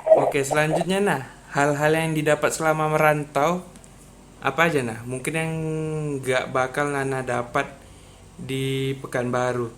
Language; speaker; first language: Indonesian; native; Indonesian